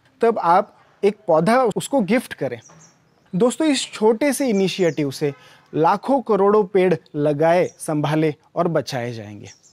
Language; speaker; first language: Hindi; non-native, local second language; Marathi